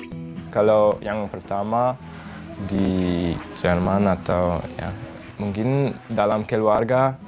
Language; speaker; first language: Indonesian; non-native, fluent; German